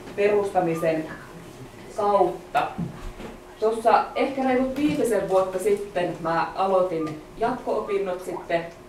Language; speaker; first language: Finnish; native; Finnish